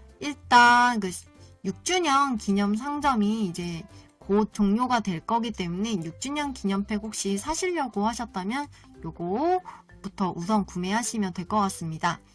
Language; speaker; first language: Korean; native; Korean